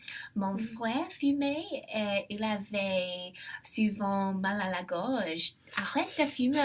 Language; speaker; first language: French; non-native, learner; English